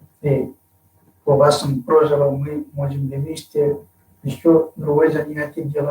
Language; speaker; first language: Russian; non-native, fluent; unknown